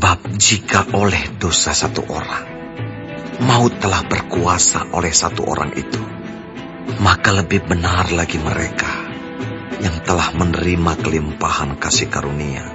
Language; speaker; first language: Indonesian; native; Indonesian